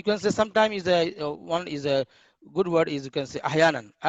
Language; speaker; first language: English; non-native, learner; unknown